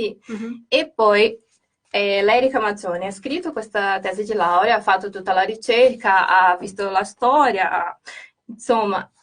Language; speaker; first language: Italian; non-native, fluent; Portuguese